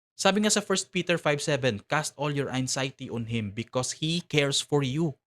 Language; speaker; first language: Filipino; non-native, local second language; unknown